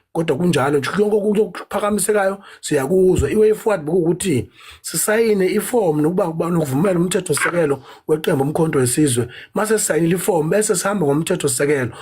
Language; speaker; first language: Zulu; native; Zulu